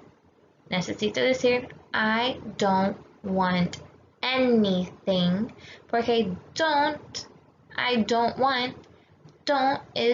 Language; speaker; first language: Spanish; non-native, fluent; English